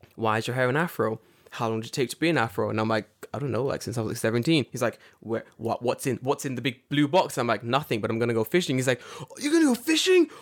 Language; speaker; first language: English; native; English